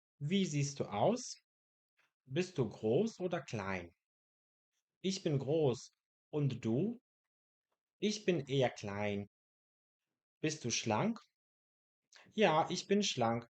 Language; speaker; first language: German; non-native, fluent; Polish